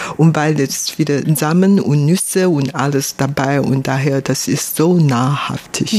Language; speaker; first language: German; non-native, fluent; Hakka Chinese